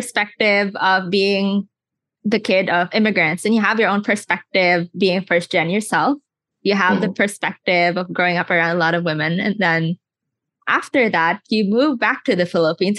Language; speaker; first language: English; non-native, local second language; Filipino